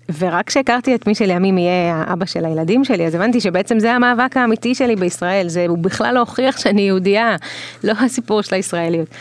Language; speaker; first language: Hebrew; early bilingual, other home language; Russian